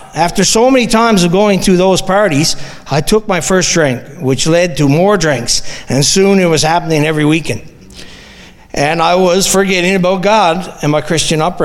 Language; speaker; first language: English; native; English